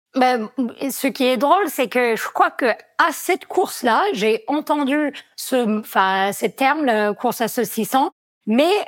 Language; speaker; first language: French; non-native, fluent; English